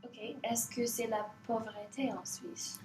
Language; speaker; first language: French; non-native, learner; English